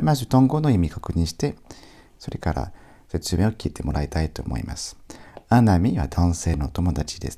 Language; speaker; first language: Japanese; non-native, fluent; French